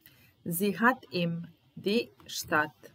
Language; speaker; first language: German; non-native, fluent; Serbian